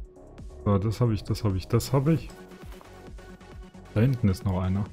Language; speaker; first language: German; native; German